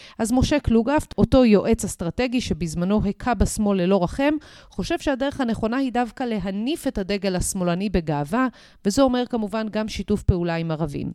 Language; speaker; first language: Hebrew; native; Hebrew